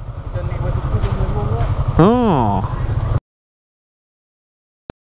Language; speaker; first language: Malay; native; Malay